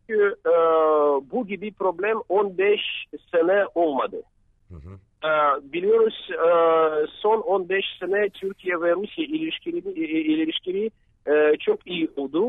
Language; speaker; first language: Turkish; non-native, fluent; Russian